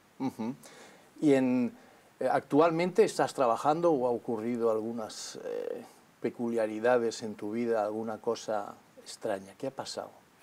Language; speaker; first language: Spanish; native; Spanish